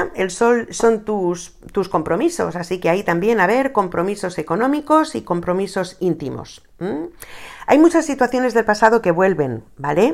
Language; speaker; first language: Spanish; native; Spanish